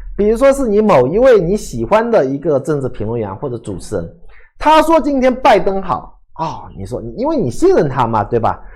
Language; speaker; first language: Chinese; native; Chinese